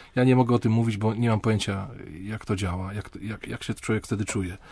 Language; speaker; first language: Polish; native; Polish